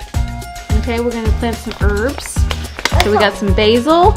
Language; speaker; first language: English; native; English